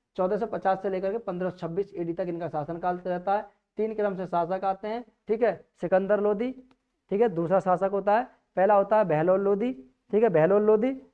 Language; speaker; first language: Hindi; native; Hindi